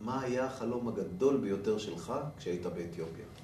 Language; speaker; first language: Hebrew; native; Hebrew